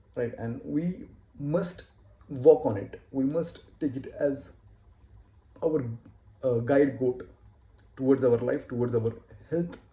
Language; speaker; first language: English; non-native, local second language; Marathi